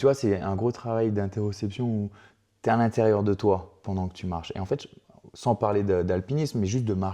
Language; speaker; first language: French; native; French